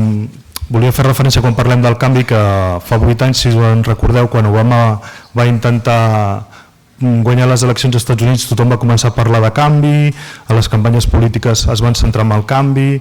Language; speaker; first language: Catalan; native; Catalan